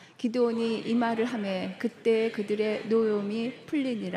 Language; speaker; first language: Korean; native; Korean